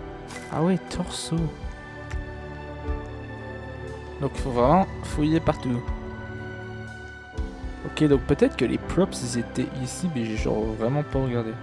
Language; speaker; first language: French; native; French